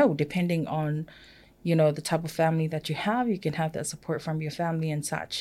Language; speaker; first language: English; non-native, fluent; Samoan